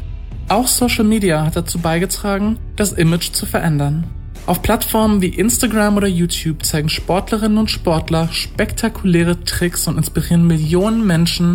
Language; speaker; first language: German; native; German